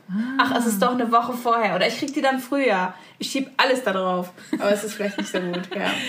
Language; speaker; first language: German; early bilingual, other home language; Turkish